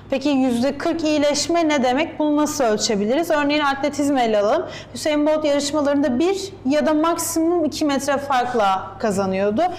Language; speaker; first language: Turkish; native; Turkish